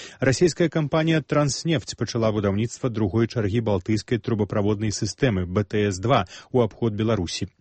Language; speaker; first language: Belarusian; native; Belarusian